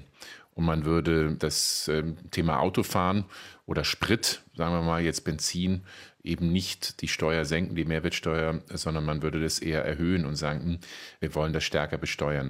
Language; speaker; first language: German; native; German